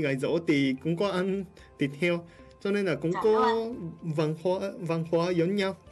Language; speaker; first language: Vietnamese; non-native, fluent; Japanese